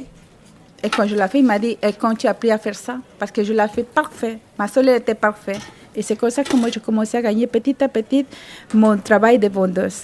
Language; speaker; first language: French; non-native, fluent; Spanish